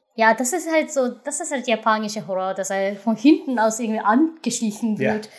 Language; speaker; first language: German; non-native, learner; Japanese